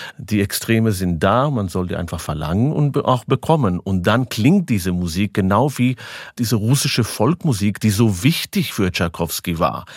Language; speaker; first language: German; non-native, fluent; Hebrew